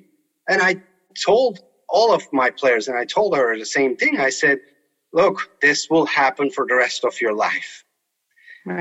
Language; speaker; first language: English; non-native, fluent; Turkish